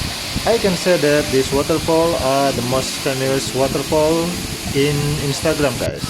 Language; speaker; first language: English; non-native, local second language; Indonesian